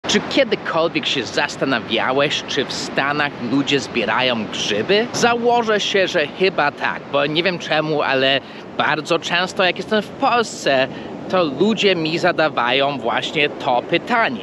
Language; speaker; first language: Polish; early bilingual, heritage; Polish